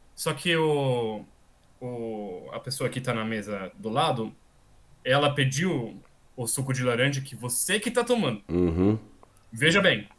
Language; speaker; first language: Portuguese; non-native, fluent; German